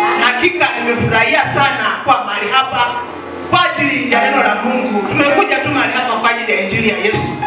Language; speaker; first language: Swahili; non-native, local second language; Luyia